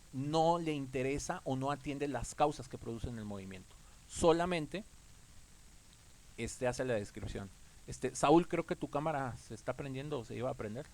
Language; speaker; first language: Spanish; native; Spanish